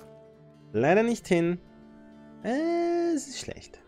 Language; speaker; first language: German; native; German